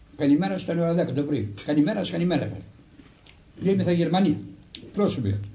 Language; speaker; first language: Greek; native; Greek